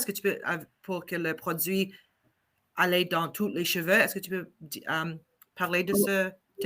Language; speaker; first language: French; non-native, fluent; English